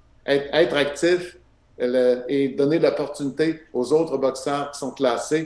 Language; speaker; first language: French; native; French